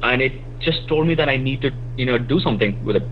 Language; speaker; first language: English; non-native, local second language; Malayalam